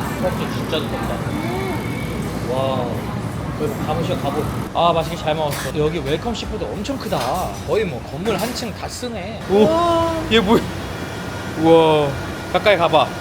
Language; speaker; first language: Korean; native; Korean